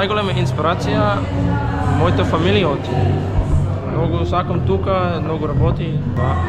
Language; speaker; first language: Macedonian; early bilingual, heritage; English